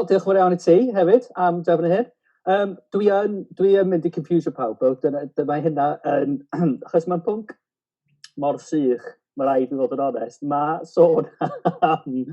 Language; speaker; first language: Welsh; native; Welsh